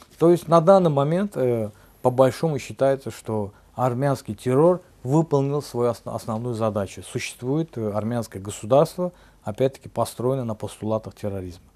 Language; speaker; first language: Russian; non-native, local second language; Azerbaijani